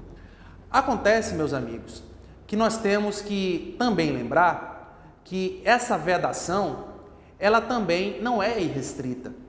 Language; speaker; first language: Portuguese; native; Portuguese